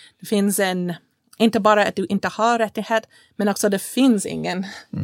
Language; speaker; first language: Swedish; non-native, fluent; English